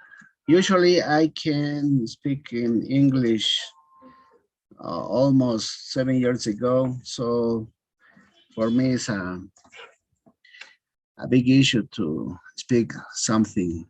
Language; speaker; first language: English; non-native, learner; Spanish